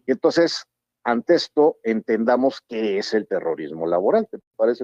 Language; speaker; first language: Spanish; native; Spanish